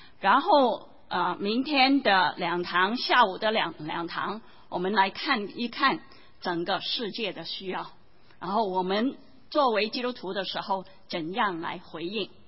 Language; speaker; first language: Chinese; non-native, local second language; Cantonese